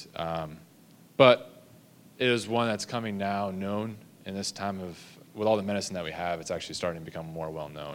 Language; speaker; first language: English; native; English